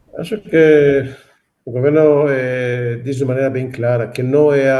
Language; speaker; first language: Portuguese; non-native, fluent; Hebrew